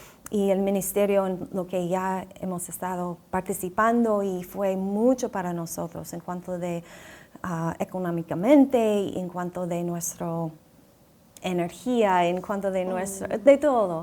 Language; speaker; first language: Spanish; non-native, fluent; English